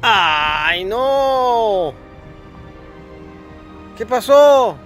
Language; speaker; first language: Spanish; native; Spanish